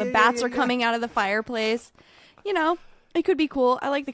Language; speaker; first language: English; native; English